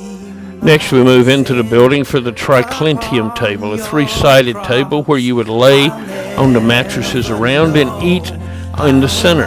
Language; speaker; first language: English; native; English